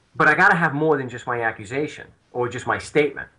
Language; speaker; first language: English; native; English